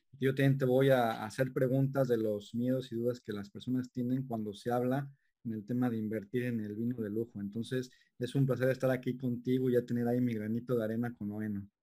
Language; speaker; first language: Spanish; native; Spanish